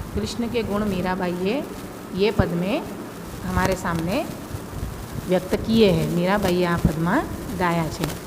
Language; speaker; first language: Urdu; non-native, local second language; Gujarati